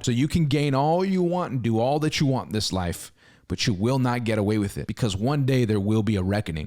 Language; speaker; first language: English; native; English